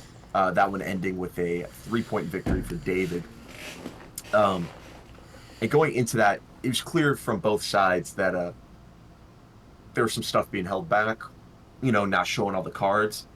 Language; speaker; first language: English; native; English